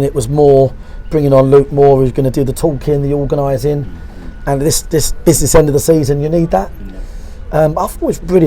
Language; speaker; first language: English; native; English